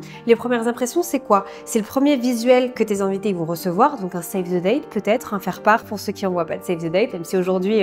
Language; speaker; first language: French; native; French